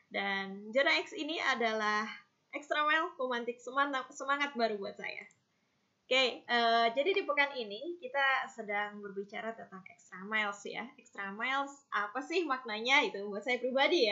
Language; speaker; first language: Indonesian; native; Indonesian